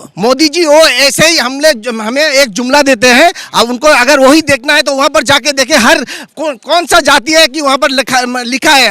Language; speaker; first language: Hindi; non-native, local second language; Bangla